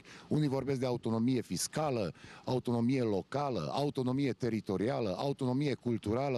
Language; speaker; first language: Romanian; native; Romanian